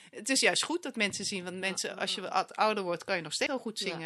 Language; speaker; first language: Dutch; native; Dutch